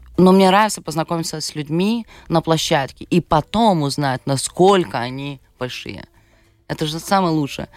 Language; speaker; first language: Russian; non-native, fluent; Lithuanian